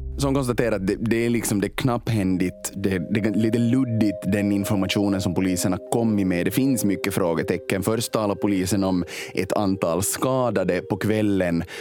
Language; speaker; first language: Swedish; native; Swedish